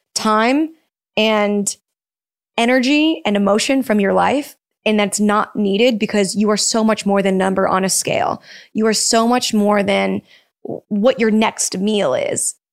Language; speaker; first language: English; early bilingual, other home language; Filipino